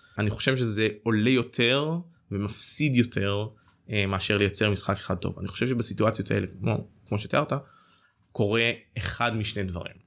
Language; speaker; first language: Hebrew; native; Hebrew